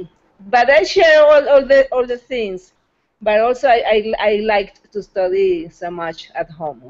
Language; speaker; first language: English; non-native, fluent; Spanish